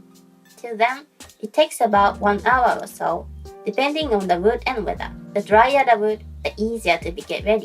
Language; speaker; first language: English; non-native, fluent; Japanese